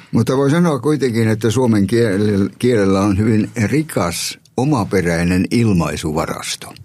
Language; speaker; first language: Finnish; native; Finnish